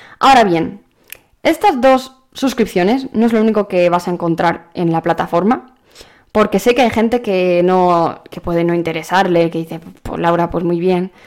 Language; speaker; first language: Spanish; native; Spanish